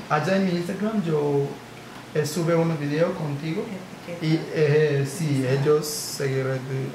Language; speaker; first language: Spanish; non-native, learner; English